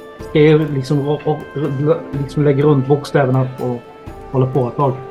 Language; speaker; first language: Swedish; native; Swedish